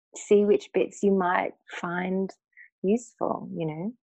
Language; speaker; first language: English; native; English